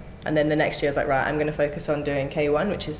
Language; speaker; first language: English; native; English